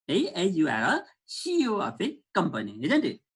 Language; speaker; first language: English; non-native, local second language; Nepali